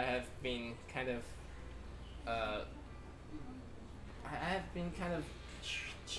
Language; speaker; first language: English; non-native, fluent; Chinese